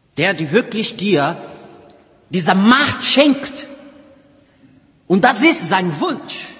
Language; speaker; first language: German; non-native, learner; Portuguese